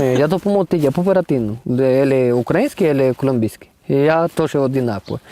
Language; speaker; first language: Ukrainian; non-native, learner; Spanish